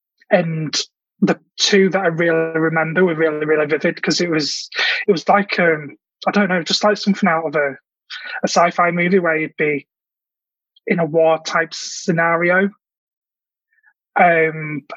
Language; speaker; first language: English; native; English